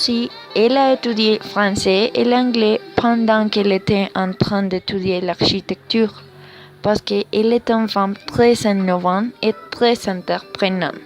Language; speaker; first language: French; non-native, learner; Spanish